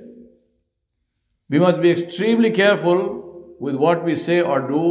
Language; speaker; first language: English; non-native, local second language; Urdu